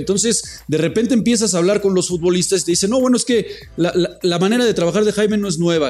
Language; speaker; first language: Spanish; native; Spanish